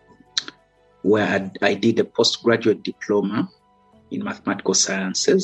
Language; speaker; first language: English; non-native, local second language; Ganda